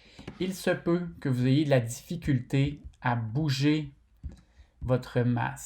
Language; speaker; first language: French; native; French